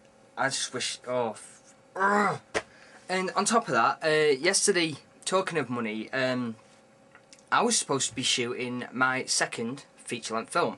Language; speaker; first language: English; native; English